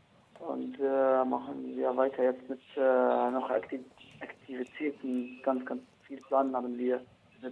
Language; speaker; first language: German; non-native, learner; Arabic